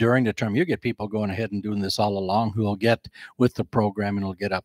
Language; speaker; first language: English; native; English